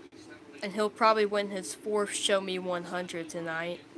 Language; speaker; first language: English; native; English